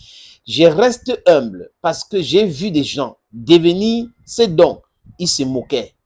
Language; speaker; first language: French; non-native, local second language; English